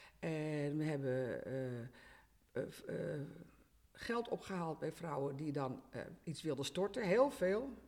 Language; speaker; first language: Dutch; native; Dutch